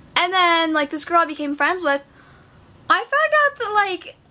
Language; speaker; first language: English; native; English